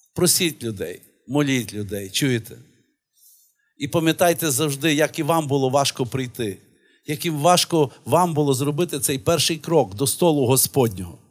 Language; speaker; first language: Ukrainian; native; Ukrainian